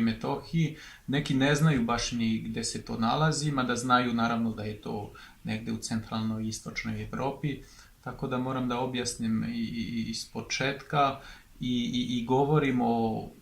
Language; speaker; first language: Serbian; non-native, fluent; French